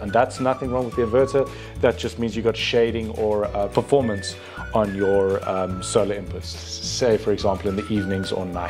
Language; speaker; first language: English; native; English